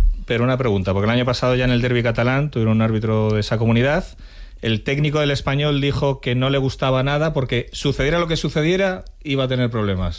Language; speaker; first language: Spanish; native; Spanish